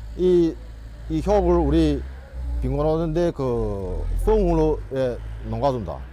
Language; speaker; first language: Korean; native; Korean